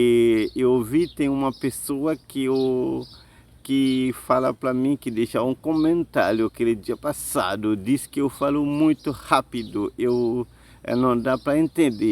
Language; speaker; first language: Portuguese; non-native, learner; Haitian Creole